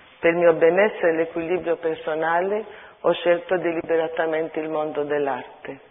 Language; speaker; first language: Italian; early bilingual, other home language; Armenian